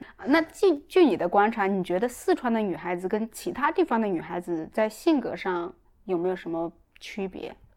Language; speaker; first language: Chinese; native; Chinese